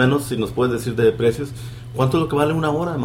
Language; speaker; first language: Spanish; native; Spanish